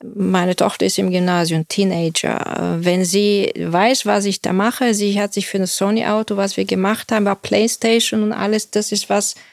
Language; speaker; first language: German; non-native, fluent; Bulgarian